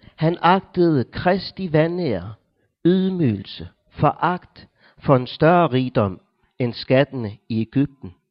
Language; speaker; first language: Danish; native; Danish